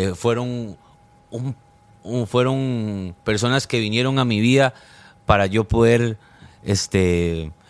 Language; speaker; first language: Spanish; non-native, fluent; French